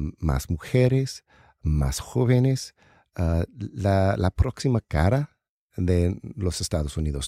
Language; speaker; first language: Spanish; non-native, learner; English